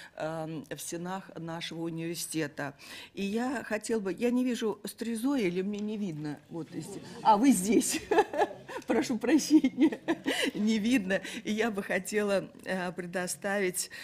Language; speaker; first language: Russian; native; Russian